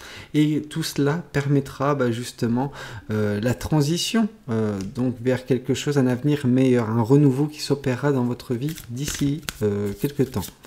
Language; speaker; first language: French; native; French